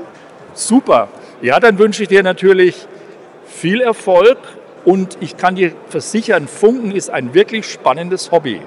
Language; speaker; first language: German; native; German